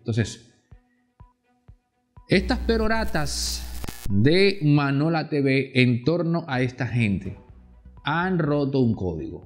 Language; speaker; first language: Spanish; native; Spanish